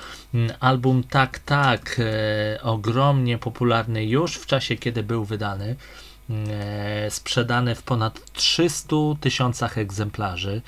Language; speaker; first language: Polish; native; Polish